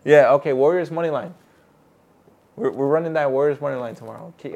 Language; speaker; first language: English; early bilingual, other home language; Spanish